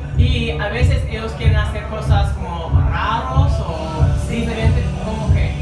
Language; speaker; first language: Spanish; non-native, learner; English